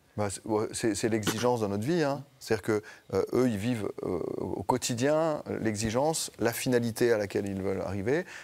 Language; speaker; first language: French; native; French